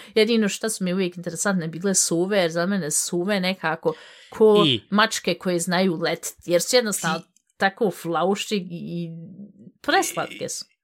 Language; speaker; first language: Bosnian; early bilingual, heritage; Bosnian